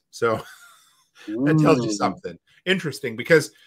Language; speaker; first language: English; native; English